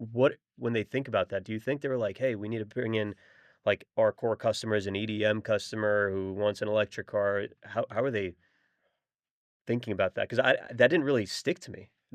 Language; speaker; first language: English; native; English